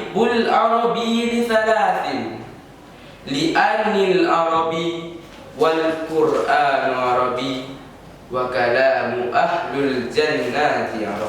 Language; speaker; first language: Arabic; non-native, learner; Indonesian